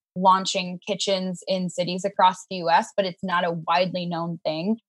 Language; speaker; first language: English; native; English